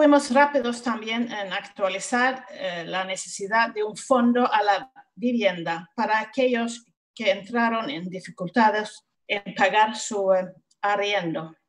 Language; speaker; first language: Spanish; non-native, fluent; Swedish